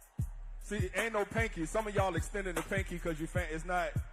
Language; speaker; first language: English; native; English